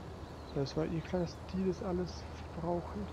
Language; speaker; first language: German; native; German